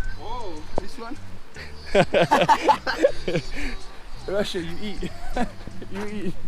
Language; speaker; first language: English; non-native, learner; Polish